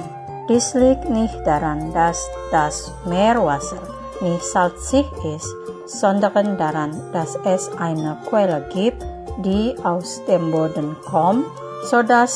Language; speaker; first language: German; non-native, fluent; Indonesian